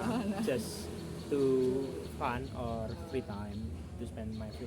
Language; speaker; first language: English; non-native, learner; Indonesian